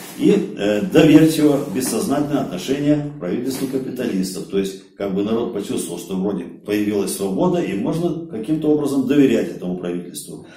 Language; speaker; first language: Russian; native; Russian